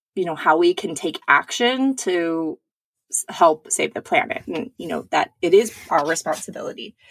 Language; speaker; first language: English; native; English